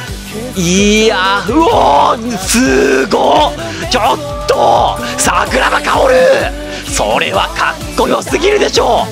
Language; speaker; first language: Japanese; native; Japanese